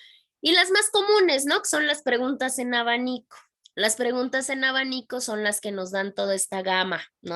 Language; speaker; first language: Spanish; native; Spanish